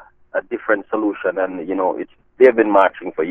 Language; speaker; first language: English; non-native, local second language; Jamaican Creole English